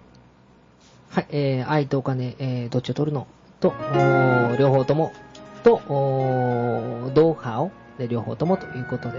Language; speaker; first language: Japanese; native; Japanese